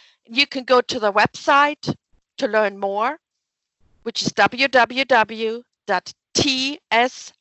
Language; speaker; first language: English; non-native, fluent; German